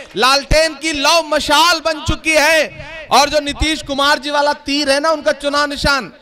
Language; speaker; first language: Hindi; native; Hindi